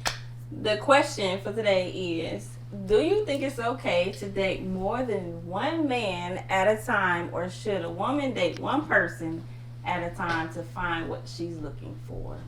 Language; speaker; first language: English; native; English